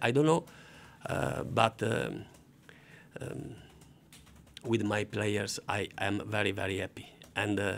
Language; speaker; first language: English; non-native, learner; Italian